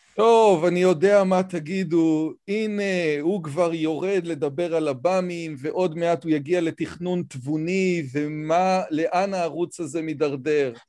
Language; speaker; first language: Hebrew; native; Hebrew